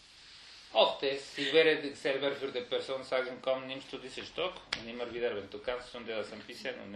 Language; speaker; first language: German; non-native, fluent; Spanish